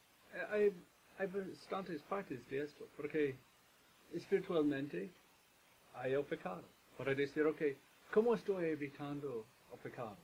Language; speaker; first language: Spanish; non-native, fluent; English